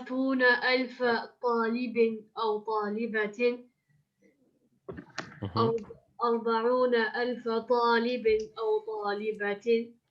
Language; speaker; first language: Arabic; non-native, learner; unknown